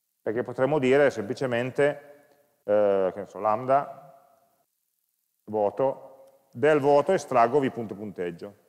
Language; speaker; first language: Italian; native; Italian